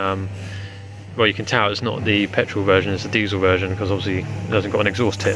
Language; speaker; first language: English; native; English